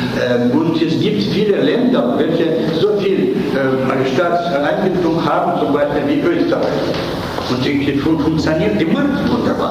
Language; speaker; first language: German; non-native, fluent; Russian